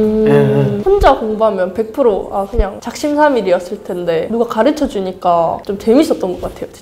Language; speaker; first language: Korean; native; Korean